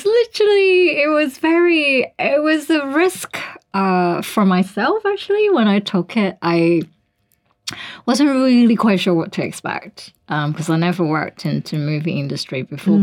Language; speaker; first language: English; non-native, local second language; Cantonese